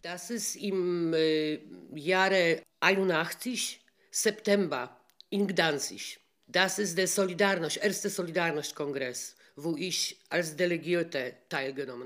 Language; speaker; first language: German; non-native, fluent; Polish